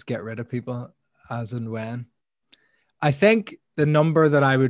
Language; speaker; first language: English; native; English